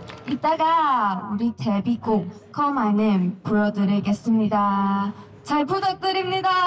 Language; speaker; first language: Korean; non-native, learner; Cantonese